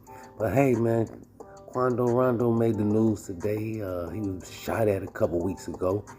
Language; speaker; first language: English; native; English